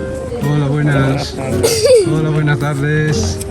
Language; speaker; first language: Spanish; non-native, learner; Vietnamese